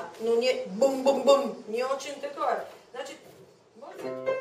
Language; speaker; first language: Russian; non-native, fluent; Bulgarian